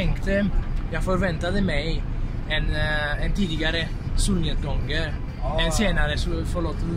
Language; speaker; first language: Swedish; non-native, fluent; Italian